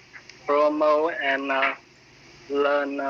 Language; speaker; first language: English; non-native, learner; Vietnamese